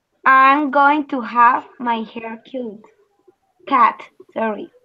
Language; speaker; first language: English; non-native, learner; Spanish